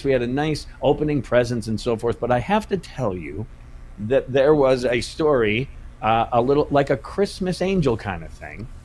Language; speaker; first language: English; native; English